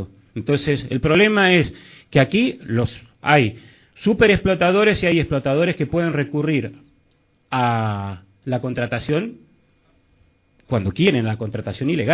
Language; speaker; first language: Spanish; native; Spanish